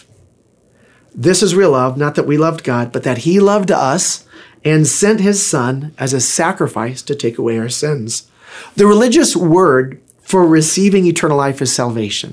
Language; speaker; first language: English; native; English